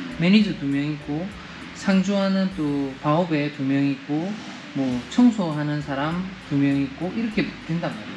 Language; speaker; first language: Korean; native; Korean